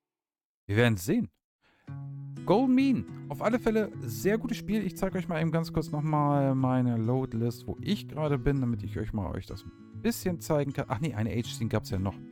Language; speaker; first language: German; native; German